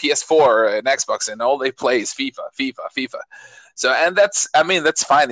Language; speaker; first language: English; non-native, fluent; Spanish